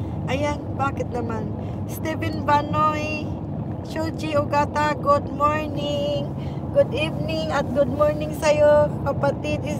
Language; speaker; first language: English; non-native, local second language; Cebuano